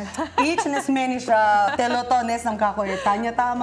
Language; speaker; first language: Macedonian; non-native, learner; Filipino